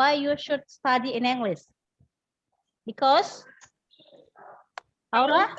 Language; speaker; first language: English; non-native, learner; Indonesian